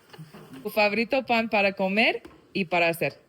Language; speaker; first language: Spanish; non-native, learner; English